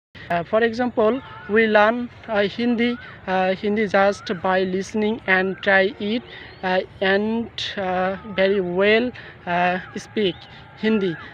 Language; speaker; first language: English; non-native, local second language; Bangla